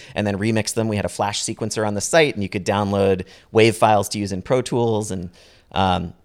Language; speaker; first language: English; native; English